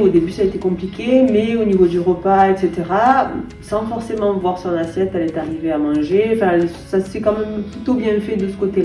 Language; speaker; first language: French; native; French